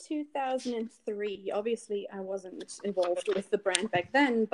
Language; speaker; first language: English; non-native, fluent; German